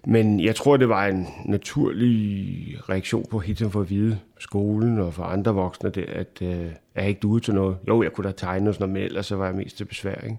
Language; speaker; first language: Danish; native; Danish